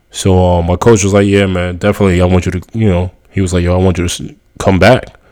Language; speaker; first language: English; early bilingual, other home language; Spanish